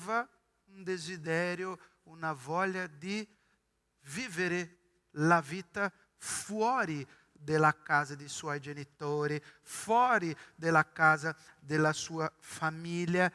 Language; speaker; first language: Italian; non-native, fluent; Portuguese